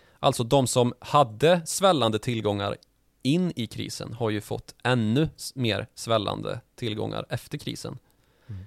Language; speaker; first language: Swedish; native; Swedish